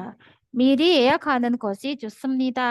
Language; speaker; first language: Korean; non-native, fluent; Indonesian